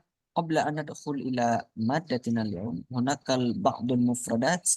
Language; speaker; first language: Arabic; non-native, fluent; Indonesian